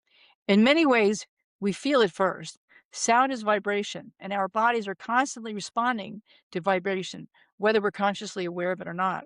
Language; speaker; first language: English; native; English